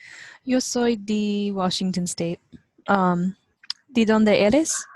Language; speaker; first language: Spanish; non-native, learner; English